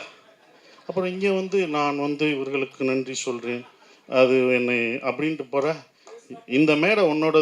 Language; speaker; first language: Tamil; native; Tamil